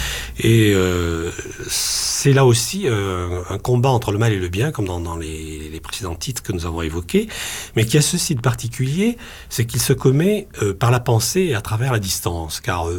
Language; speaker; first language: French; native; French